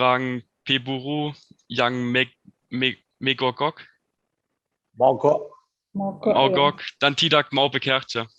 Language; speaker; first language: Indonesian; non-native, learner; German